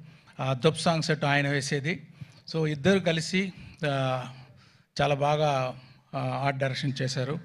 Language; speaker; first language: Telugu; non-native, fluent; Tamil